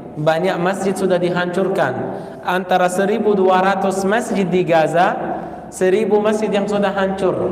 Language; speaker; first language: Indonesian; non-native, fluent; Arabic